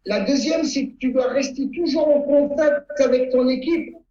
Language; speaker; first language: French; non-native, fluent; Italian